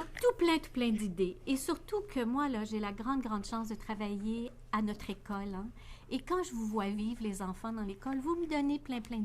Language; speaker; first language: French; native; French